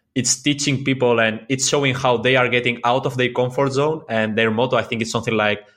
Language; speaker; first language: English; non-native, fluent; Spanish